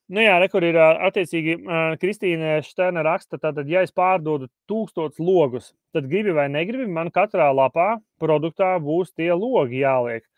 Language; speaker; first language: Latvian; native; Latvian